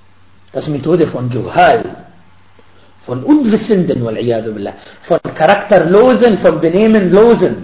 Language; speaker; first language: German; non-native, fluent; Arabic